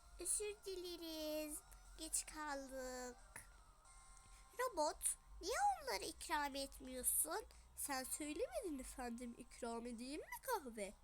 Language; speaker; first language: Turkish; early bilingual, other home language; Arabic